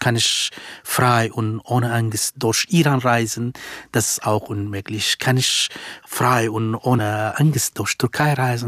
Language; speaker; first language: German; non-native, fluent; Kurdish